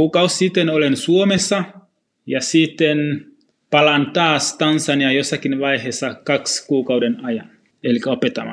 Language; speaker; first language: Finnish; non-native, fluent; Swahili